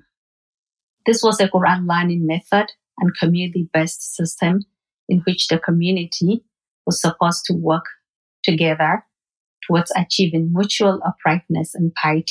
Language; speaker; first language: English; non-native, local second language; Hausa